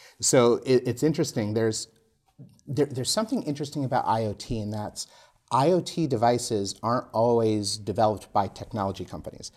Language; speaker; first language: English; native; English